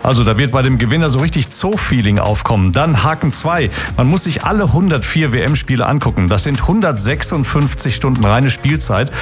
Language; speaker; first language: German; native; German